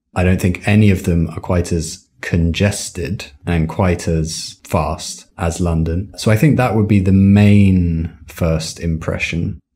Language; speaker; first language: English; native; English